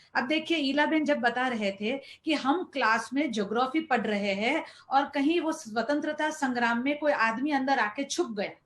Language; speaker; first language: Hindi; non-native, local second language; Gujarati